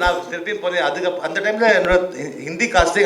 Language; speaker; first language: Tamil; early bilingual, heritage; Tamil